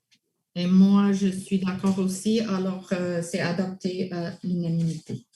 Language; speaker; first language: French; non-native, local second language; English